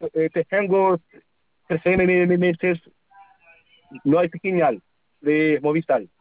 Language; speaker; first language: Spanish; non-native, learner; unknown